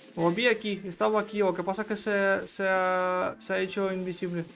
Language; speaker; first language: Spanish; non-native, learner; Russian